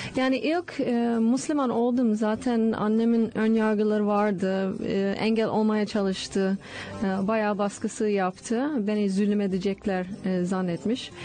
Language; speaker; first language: Turkish; non-native, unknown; English